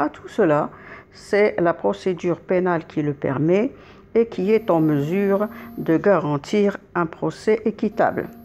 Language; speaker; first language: French; non-native, local second language; Arabic